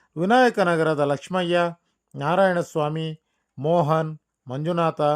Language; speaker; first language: Kannada; native; Kannada